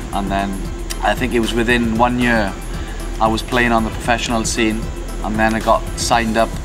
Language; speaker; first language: English; native; English